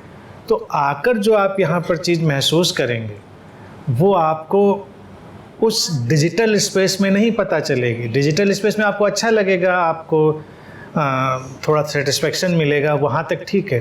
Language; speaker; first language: Hindi; native; Hindi